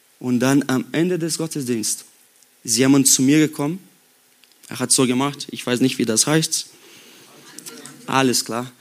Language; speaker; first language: German; non-native, learner; Portuguese